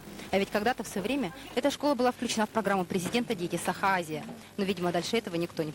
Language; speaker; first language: Russian; native; Russian